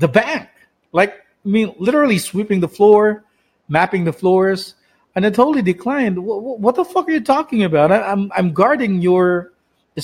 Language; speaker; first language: English; non-native, local second language; Cebuano